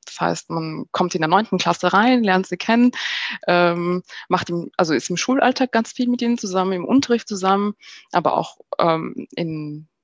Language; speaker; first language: German; native; German